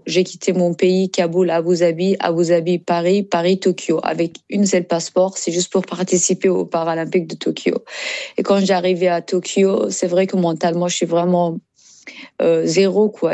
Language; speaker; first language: French; non-native, learner; Persian